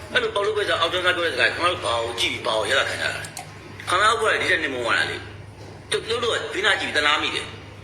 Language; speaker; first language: Burmese; native; Burmese